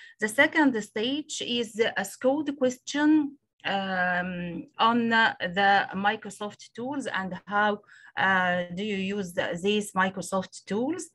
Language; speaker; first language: English; non-native, local second language; Arabic